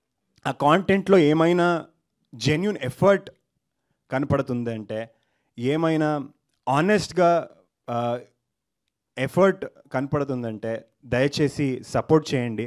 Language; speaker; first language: Telugu; non-native, learner; Kannada